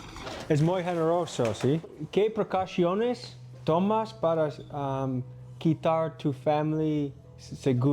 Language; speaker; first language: Spanish; non-native, learner; English